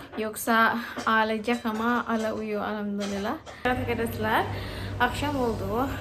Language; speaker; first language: Turkish; non-native, learner; Indonesian